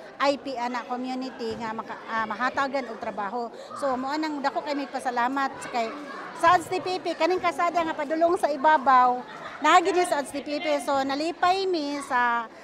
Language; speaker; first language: Cebuano; non-native, local second language; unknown